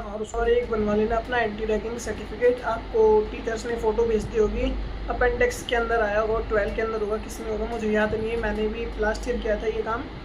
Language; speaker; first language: Hindi; native; Hindi